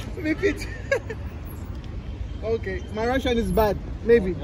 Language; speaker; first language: English; non-native, learner; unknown